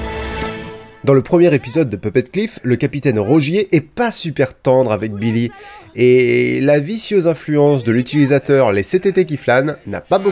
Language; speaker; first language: French; native; French